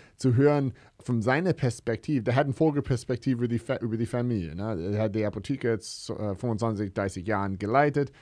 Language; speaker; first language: German; non-native, fluent; English